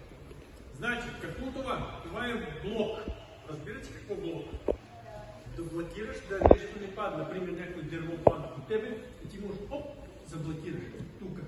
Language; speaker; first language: Bulgarian; non-native, learner; Russian